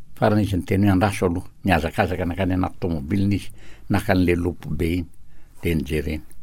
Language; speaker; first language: Malagasy; native; Malagasy